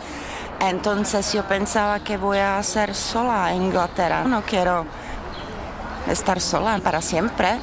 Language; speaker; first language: Spanish; non-native, fluent; Czech